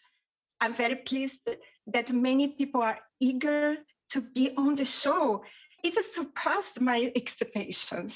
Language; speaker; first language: English; non-native, fluent; Portuguese